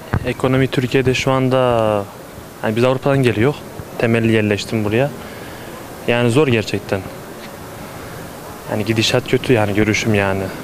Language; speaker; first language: Turkish; early bilingual, heritage; Turkish